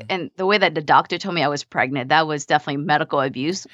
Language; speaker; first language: English; early bilingual, other home language; Vietnamese